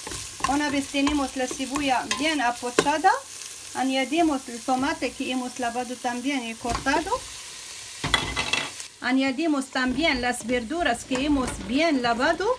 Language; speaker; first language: Spanish; non-native, fluent; Arabic